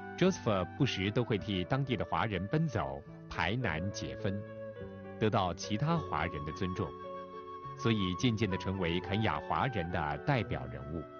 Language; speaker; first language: Chinese; non-native, local second language; Cantonese